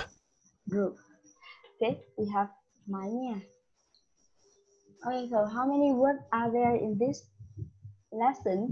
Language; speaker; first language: English; non-native, learner; Vietnamese